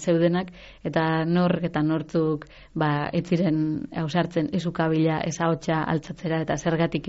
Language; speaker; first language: Basque; native; Basque